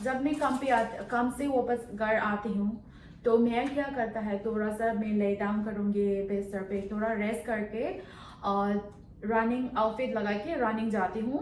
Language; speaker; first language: Hindi; non-native, local second language; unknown